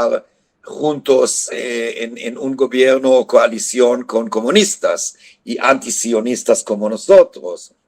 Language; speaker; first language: Spanish; non-native, fluent; Hebrew